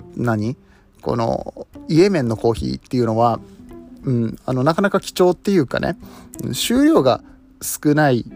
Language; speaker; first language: Japanese; native; Japanese